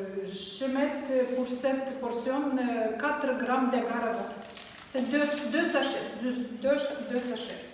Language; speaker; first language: French; non-native, learner; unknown